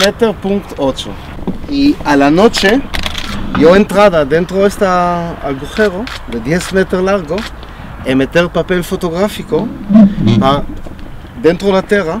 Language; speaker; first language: Spanish; non-native, learner; Hebrew